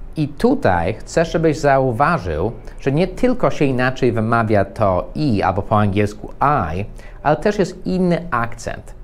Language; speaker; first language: Polish; non-native, fluent; English